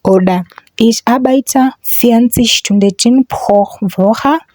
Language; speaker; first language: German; non-native, fluent; English